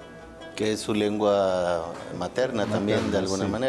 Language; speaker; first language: Spanish; native; Spanish